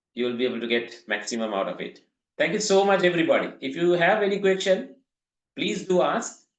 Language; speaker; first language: English; non-native, local second language; Sinhala